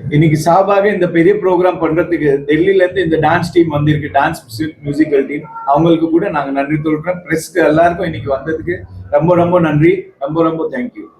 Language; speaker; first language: Tamil; non-native, local second language; Marwari